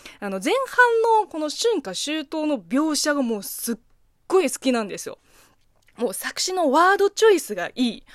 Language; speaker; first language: Japanese; non-native, fluent; Chinese